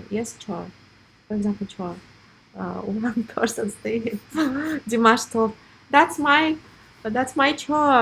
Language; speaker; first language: English; non-native, learner; Russian